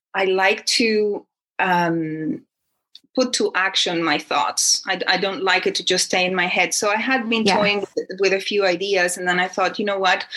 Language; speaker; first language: English; non-native, fluent; Spanish